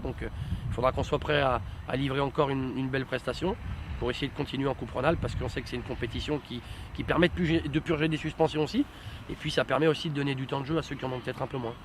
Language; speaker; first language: French; native; French